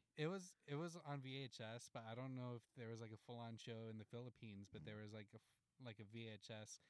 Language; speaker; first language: English; early bilingual, other home language; Spanish